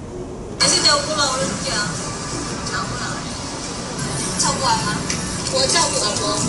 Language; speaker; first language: Chinese; non-native, learner; Indonesian